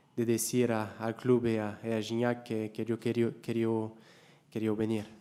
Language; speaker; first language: Spanish; non-native, learner; French